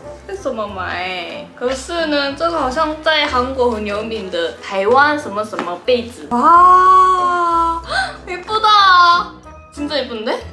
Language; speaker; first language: Chinese; non-native, fluent; Korean